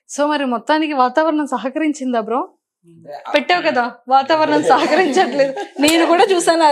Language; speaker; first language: Telugu; native; Telugu